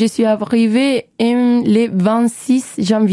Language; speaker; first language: French; non-native, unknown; Spanish